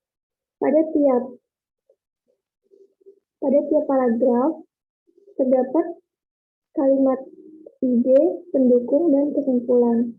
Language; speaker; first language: Indonesian; native; Indonesian